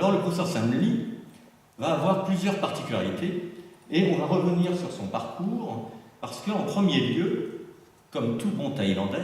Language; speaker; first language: French; native; French